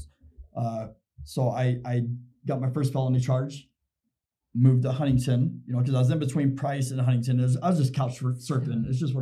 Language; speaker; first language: English; native; English